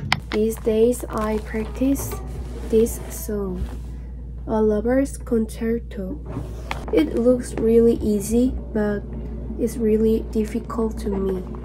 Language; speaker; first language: English; non-native, learner; Korean